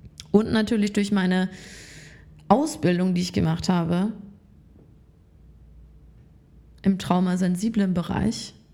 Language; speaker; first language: German; native; German